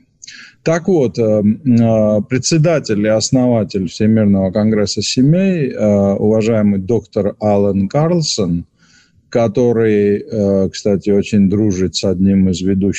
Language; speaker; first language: Russian; non-native, local second language; Georgian